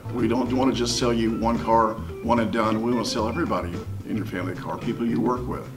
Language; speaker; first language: English; native; English